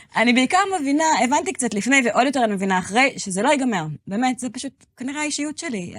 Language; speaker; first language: Hebrew; native; Hebrew